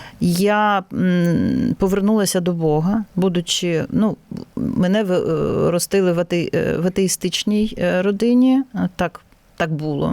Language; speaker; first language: Ukrainian; non-native, local second language; Russian